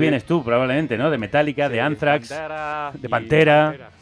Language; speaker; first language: Spanish; native; Spanish